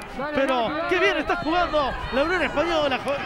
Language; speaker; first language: Spanish; native; Spanish